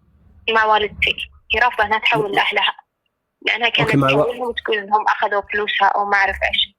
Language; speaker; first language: Arabic; native; Arabic